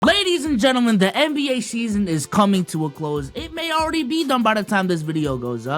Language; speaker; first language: English; native; English